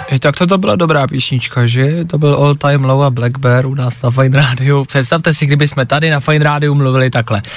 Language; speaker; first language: Czech; native; Czech